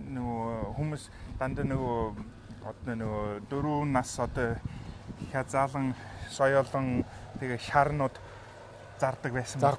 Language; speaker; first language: Mongolian; non-native, fluent; English